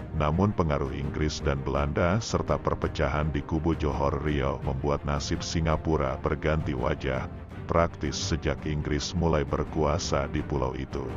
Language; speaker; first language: Indonesian; native; Indonesian